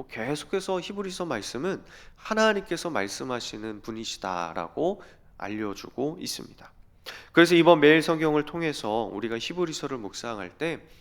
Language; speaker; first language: Korean; native; Korean